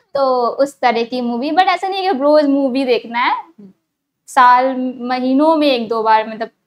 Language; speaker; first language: Hindi; native; Hindi